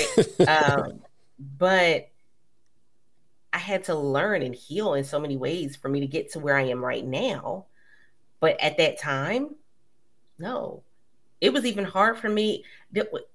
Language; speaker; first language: English; native; English